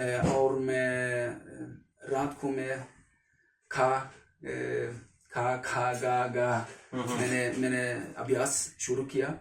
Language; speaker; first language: Hindi; non-native, learner; Swedish